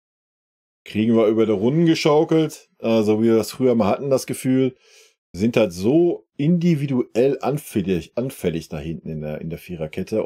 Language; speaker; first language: German; native; German